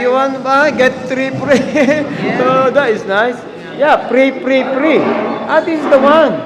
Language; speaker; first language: English; non-native, local second language; Filipino